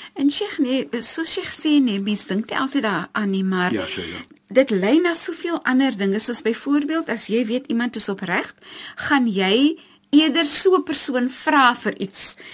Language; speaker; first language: Afrikaans; native; Afrikaans